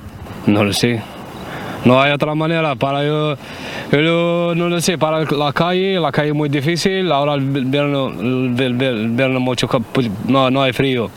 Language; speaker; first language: Spanish; non-native, learner; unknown